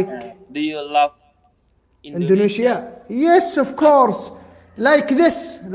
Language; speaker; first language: English; non-native, learner; Arabic